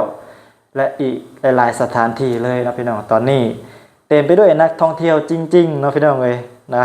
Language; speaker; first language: Thai; non-native, local second language; Northeastern Thai